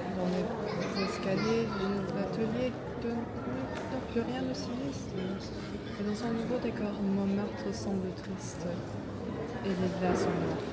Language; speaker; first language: French; non-native, fluent; Turkish